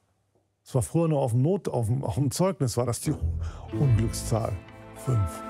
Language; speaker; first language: German; native; German